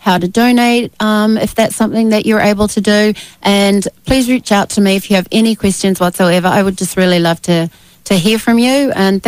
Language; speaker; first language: English; native; English